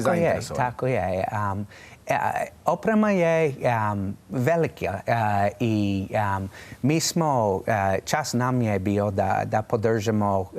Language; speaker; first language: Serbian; non-native, learner; English